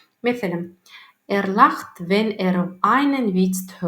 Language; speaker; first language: German; non-native, learner; Turkmen